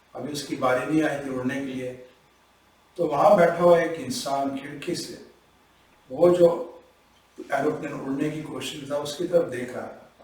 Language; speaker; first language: Hindi; non-native, local second language; Punjabi